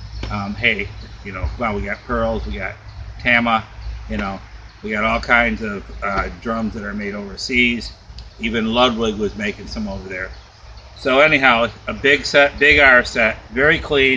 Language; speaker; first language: English; native; English